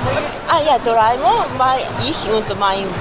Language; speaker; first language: German; non-native, learner; Japanese